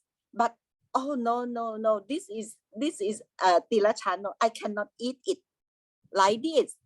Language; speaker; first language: English; non-native, learner; Thai